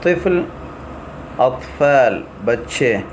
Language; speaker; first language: Arabic; non-native, fluent; Urdu